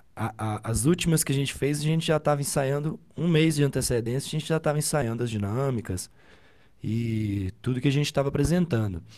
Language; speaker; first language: Portuguese; native; Portuguese